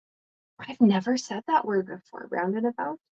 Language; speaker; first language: English; non-native, fluent; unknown